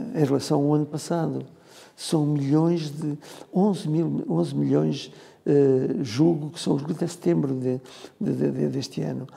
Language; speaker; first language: Portuguese; native; Portuguese